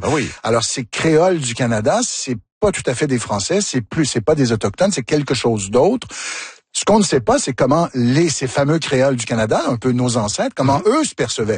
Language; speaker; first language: French; native; French